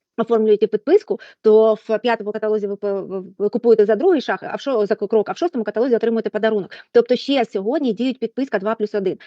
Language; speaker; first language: Ukrainian; non-native, local second language; Russian